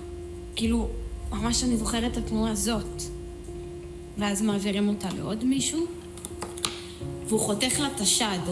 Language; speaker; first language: Hebrew; native; Hebrew